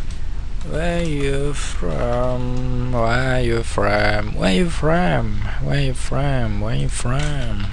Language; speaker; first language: English; non-native, learner; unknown